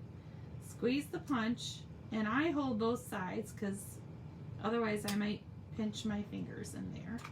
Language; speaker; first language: English; native; English